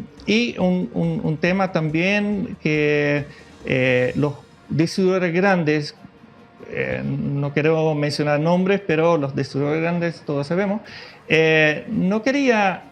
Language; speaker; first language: Spanish; non-native, fluent; Dutch